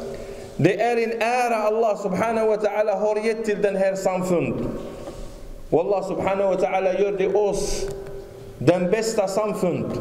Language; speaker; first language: Swedish; non-native, fluent; Arabic